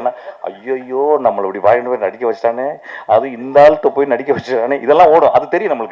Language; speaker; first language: Tamil; native; Tamil